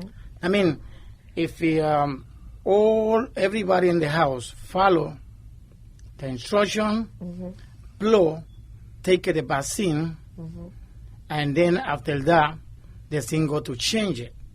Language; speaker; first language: English; non-native, learner; Spanish